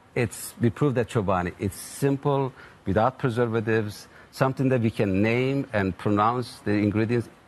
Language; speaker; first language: English; non-native, fluent; Turkish